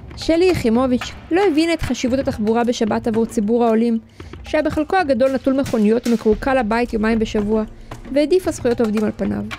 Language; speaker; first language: Hebrew; early bilingual, other home language; Russian